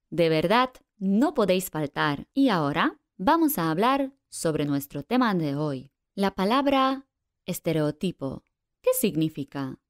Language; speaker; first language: Spanish; non-native, fluent; Polish